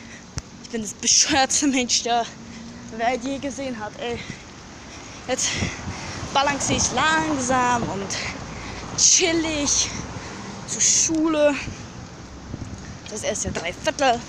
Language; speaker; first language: German; early bilingual, other home language; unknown